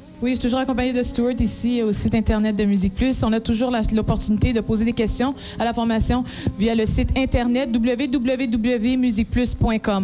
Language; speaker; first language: French; native; French